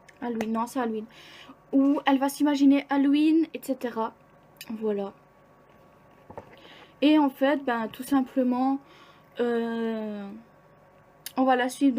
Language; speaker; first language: French; native; French